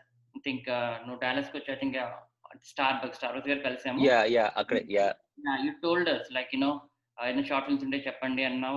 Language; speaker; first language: Telugu; native; Telugu